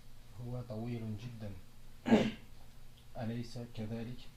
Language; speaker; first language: Arabic; non-native, learner; French